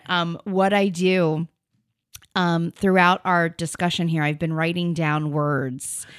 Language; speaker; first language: English; native; English